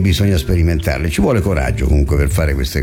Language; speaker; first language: Italian; native; Italian